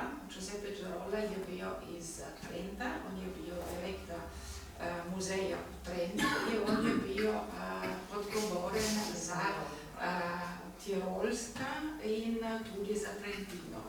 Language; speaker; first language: Slovenian; non-native, learner; German